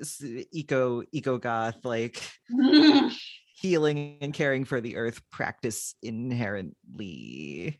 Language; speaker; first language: English; native; English